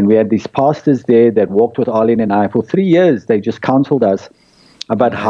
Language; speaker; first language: English; native; English